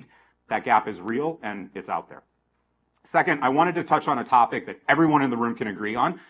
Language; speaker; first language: English; native; English